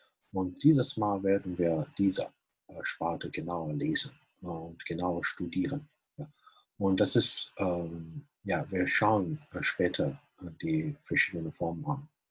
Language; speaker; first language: German; non-native, fluent; Chinese